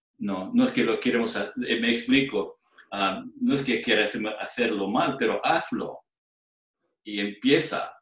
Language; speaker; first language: Spanish; non-native, fluent; English